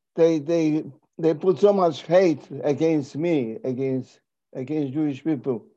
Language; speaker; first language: English; non-native, fluent; Polish